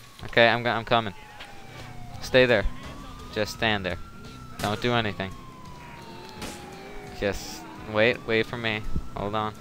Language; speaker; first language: English; native; English